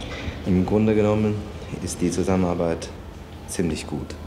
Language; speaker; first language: German; non-native, fluent; Chinese